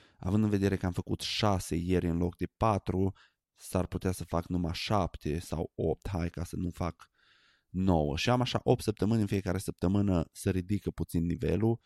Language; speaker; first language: Romanian; native; Romanian